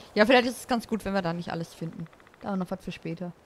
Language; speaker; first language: German; native; German